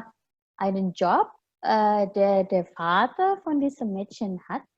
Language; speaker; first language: German; non-native, fluent; Indonesian